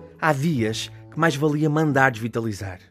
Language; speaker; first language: Portuguese; native; Portuguese